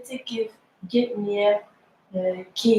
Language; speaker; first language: German; non-native, learner; English